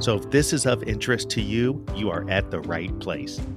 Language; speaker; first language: English; native; English